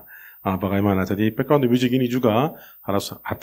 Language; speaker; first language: Indonesian; non-native, learner; Korean